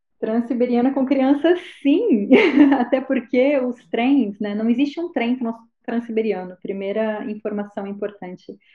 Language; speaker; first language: Portuguese; native; Portuguese